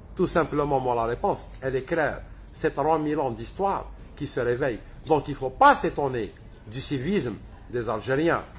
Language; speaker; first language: French; non-native, local second language; Arabic